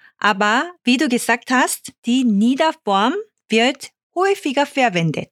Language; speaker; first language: German; non-native, fluent; Korean